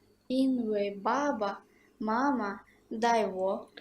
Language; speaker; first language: Chinese; non-native, learner; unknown